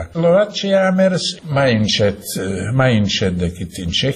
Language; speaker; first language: Romanian; non-native, fluent; Slovak